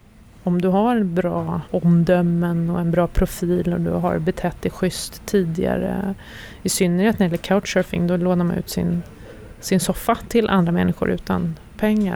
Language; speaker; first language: Swedish; native; Swedish